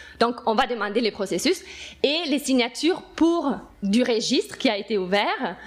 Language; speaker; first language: French; non-native, fluent; Italian